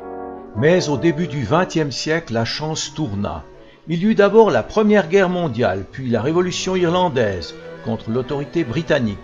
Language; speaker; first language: French; native; French